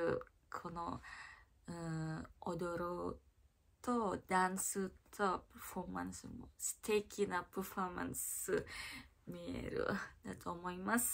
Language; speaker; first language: Japanese; non-native, learner; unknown